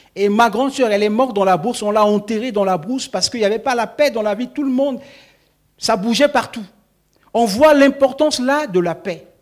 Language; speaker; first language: French; non-native, local second language; Sango